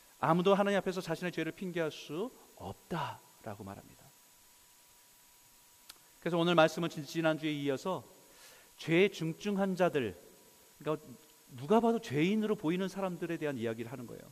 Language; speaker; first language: Korean; native; Korean